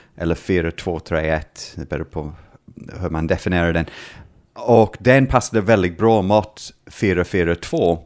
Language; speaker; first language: Swedish; non-native, learner; English